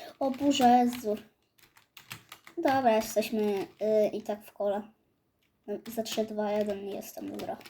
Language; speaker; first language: Polish; native; Polish